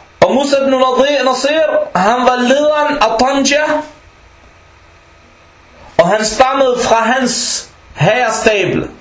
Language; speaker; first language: Danish; early bilingual, other home language; Arabic